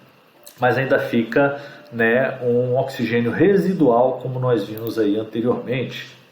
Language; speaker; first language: Portuguese; native; Portuguese